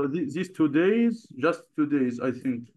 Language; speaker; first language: English; non-native, learner; Arabic